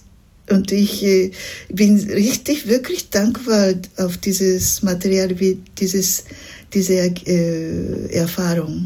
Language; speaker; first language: German; non-native, fluent; Japanese